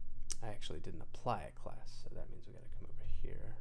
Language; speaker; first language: English; native; English